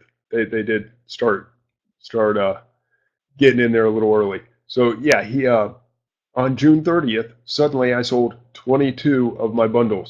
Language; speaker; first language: English; native; English